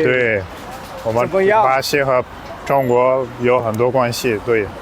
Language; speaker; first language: Chinese; non-native, fluent; Portuguese